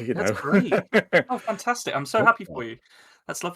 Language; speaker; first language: English; native; English